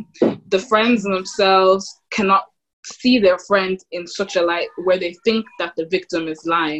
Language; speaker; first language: English; native; English